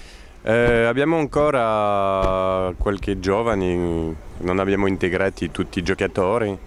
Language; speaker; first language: Italian; non-native, fluent; Polish